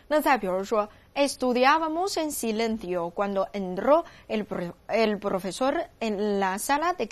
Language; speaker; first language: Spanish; non-native, learner; Chinese